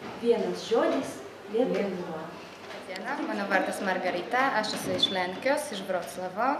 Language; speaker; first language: Lithuanian; non-native, learner; Polish